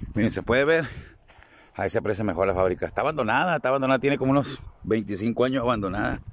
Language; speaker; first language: Spanish; native; Spanish